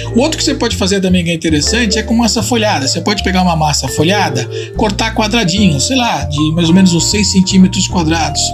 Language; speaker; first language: Portuguese; non-native, fluent; Italian